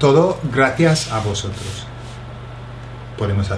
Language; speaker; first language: Spanish; non-native, fluent; English